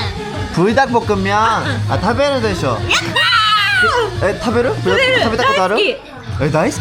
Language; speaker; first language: Japanese; non-native, learner; Korean